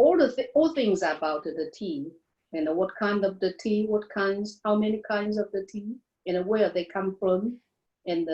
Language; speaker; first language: English; non-native, learner; Chinese